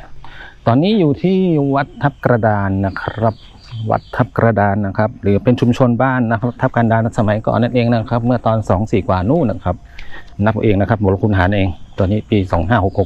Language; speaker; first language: Thai; native; Thai